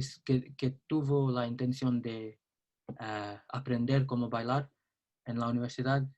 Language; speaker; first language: Spanish; non-native, learner; English